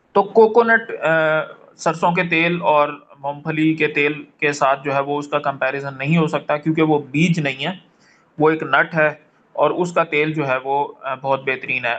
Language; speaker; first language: Urdu; non-native, local second language; Punjabi